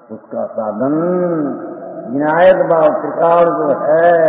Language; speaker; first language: Hindi; non-native, local second language; Gujarati